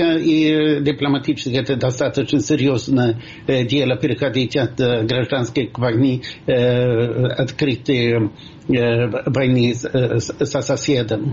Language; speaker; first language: Russian; non-native, fluent; Swedish